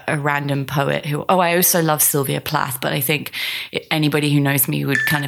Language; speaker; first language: English; native; English